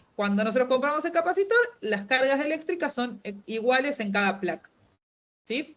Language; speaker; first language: Spanish; native; Spanish